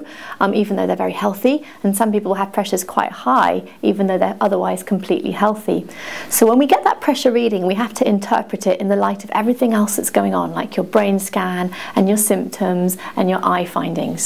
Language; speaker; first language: English; native; English